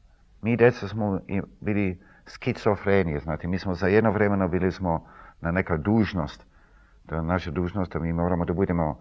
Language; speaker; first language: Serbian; early bilingual, heritage; Serbian